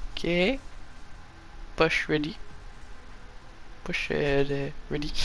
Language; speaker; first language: English; non-native, learner; French